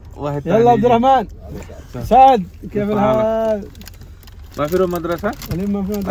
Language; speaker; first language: Arabic; non-native, learner; Malayalam